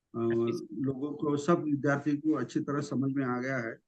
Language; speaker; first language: Hindi; non-native, local second language; Marathi